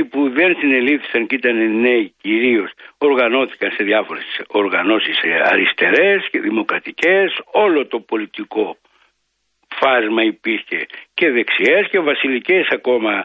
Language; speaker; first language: Greek; native; Greek